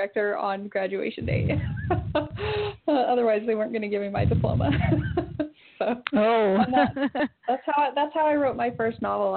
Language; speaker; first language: English; native; English